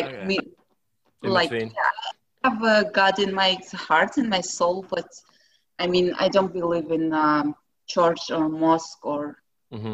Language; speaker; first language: English; non-native, fluent; Russian